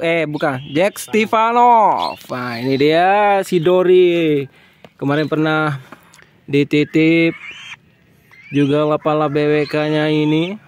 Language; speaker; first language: Indonesian; native; Indonesian